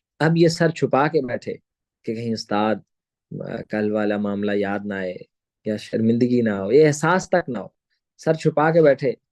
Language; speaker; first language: Urdu; non-native, local second language; Punjabi